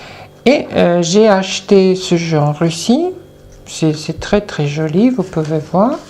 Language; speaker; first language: French; non-native, fluent; Russian